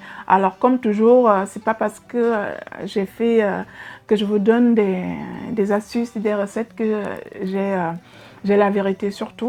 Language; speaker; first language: French; native; French